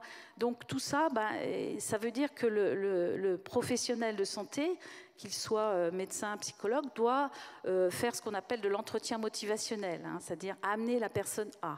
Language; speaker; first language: French; native; French